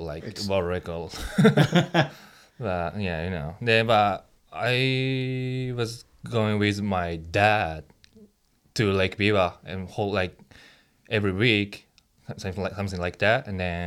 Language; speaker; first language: English; non-native, learner; Japanese